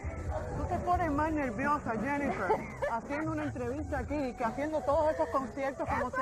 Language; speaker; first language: Spanish; native; Spanish